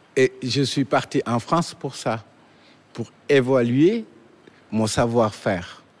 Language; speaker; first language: French; non-native, local second language; Wolof